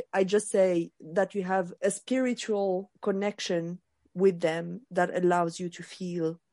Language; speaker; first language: English; non-native, fluent; Arabic